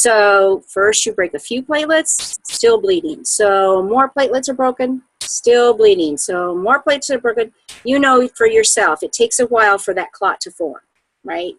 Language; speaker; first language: English; native; English